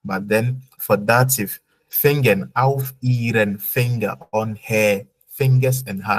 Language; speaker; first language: German; non-native, fluent; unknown